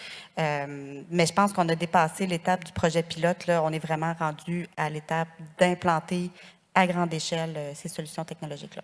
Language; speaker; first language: French; native; French